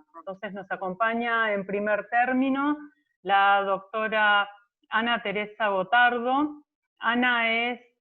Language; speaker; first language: Spanish; native; Spanish